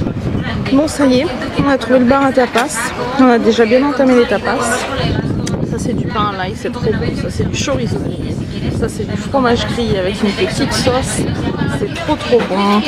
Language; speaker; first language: French; native; French